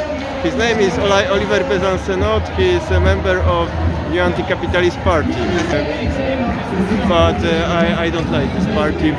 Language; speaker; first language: English; non-native, fluent; Polish